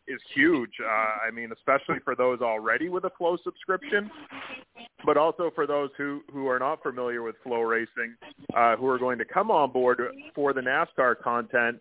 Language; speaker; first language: English; native; English